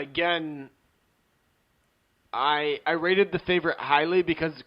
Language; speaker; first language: English; native; English